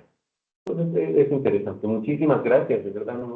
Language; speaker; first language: Spanish; native; Spanish